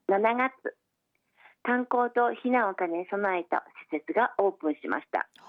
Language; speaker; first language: Japanese; native; Japanese